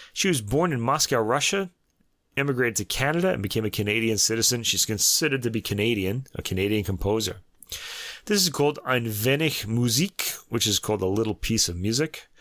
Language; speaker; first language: English; native; English